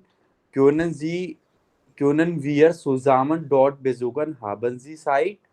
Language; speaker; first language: German; non-native, fluent; Hindi